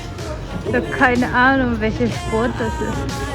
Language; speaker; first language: German; non-native, learner; Korean